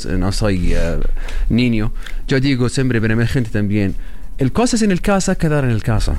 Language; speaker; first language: Spanish; non-native, learner; Arabic